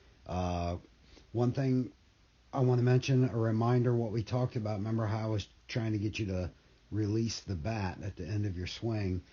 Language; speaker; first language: English; native; English